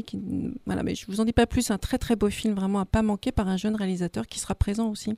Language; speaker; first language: French; native; French